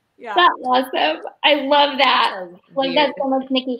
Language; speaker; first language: English; native; English